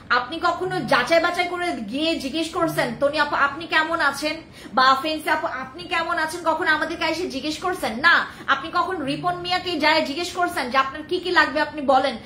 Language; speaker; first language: Bangla; non-native, local second language; Khasi